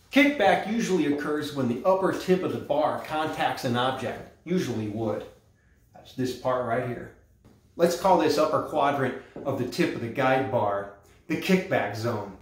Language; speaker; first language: English; native; English